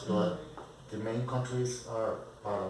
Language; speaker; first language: English; non-native, learner; Spanish